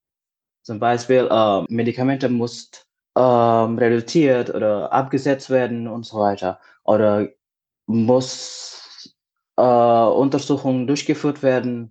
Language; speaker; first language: German; non-native, fluent; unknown